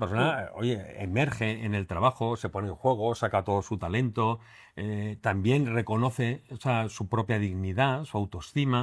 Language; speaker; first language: Spanish; native; Spanish